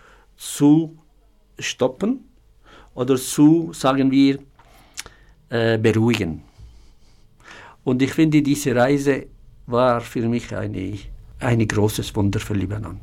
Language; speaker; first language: German; non-native, fluent; Arabic